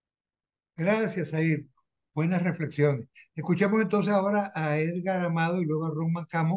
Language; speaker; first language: Spanish; native; Spanish